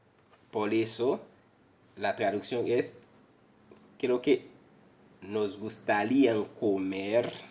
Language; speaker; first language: Spanish; non-native, fluent; Haitian Creole